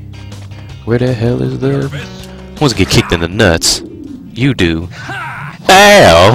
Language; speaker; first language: English; native; English